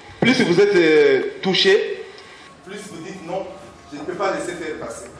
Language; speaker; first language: French; non-native, local second language; Lingala